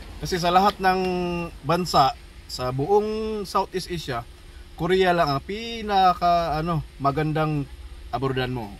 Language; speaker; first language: Filipino; non-native, local second language; Cebuano